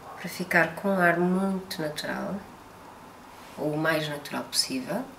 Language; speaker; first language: Portuguese; native; Portuguese